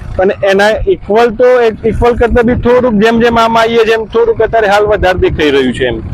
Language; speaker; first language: Gujarati; native; Gujarati